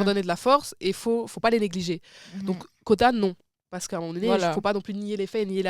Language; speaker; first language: French; native; French